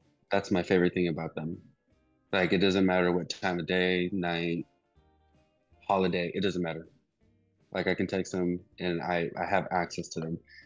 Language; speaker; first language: English; early bilingual, other home language; Spanish